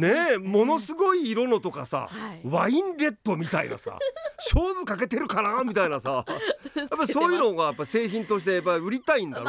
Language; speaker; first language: Japanese; native; Japanese